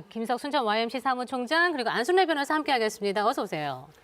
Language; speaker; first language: Korean; native; Korean